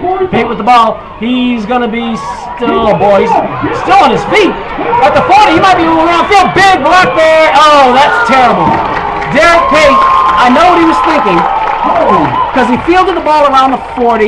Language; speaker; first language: English; native; English